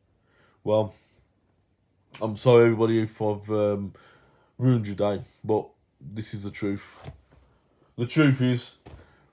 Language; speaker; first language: English; native; English